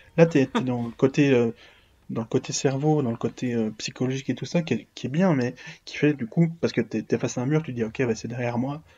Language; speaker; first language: French; native; French